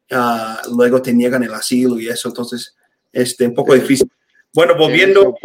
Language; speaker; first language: Spanish; non-native, fluent; English